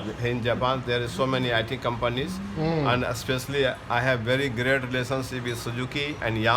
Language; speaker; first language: English; non-native, local second language; Hindi